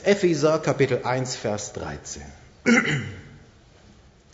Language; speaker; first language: German; native; German